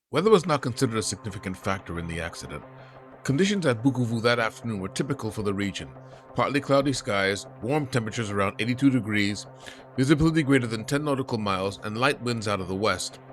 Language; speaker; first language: English; native; English